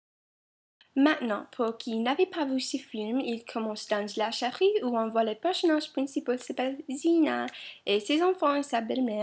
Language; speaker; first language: French; non-native, learner; English